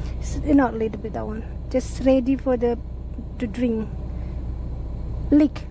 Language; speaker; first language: English; non-native, learner; Indonesian